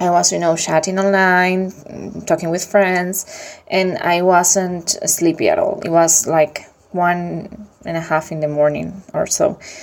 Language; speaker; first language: English; non-native, fluent; Spanish